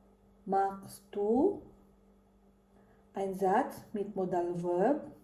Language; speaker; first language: German; non-native, fluent; Filipino